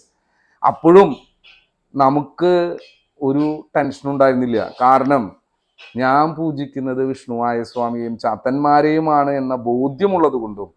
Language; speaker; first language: Malayalam; native; Malayalam